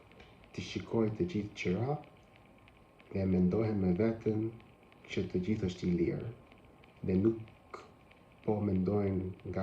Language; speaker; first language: Albanian; non-native, learner; English